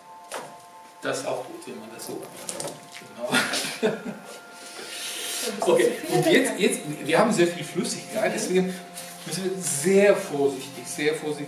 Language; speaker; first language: German; non-native, fluent; Georgian